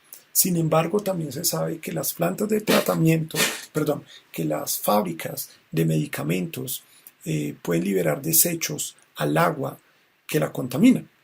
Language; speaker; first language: Spanish; native; Spanish